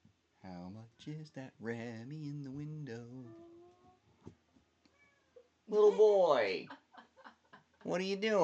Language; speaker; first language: English; native; English